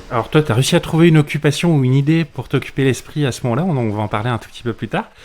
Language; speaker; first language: French; native; French